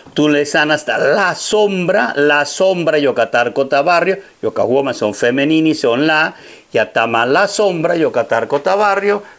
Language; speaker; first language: Finnish; non-native, fluent; Spanish